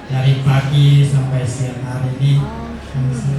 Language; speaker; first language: Indonesian; non-native, learner; Thai